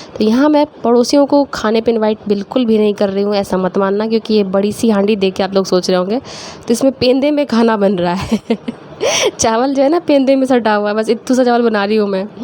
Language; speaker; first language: Hindi; native; Hindi